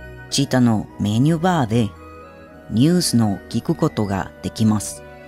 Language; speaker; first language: Japanese; non-native, learner; Spanish